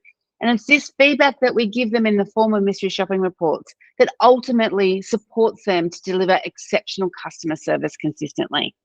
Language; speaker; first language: English; native; English